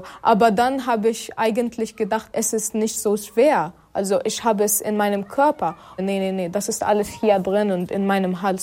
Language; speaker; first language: German; non-native, learner; Arabic